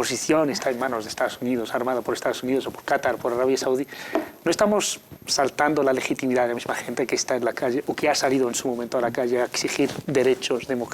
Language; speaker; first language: Spanish; native; Spanish